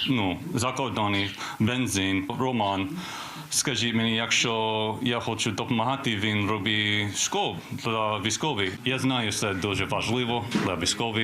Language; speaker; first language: Ukrainian; non-native, learner; English